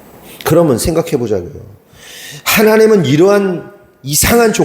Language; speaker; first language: Korean; native; Korean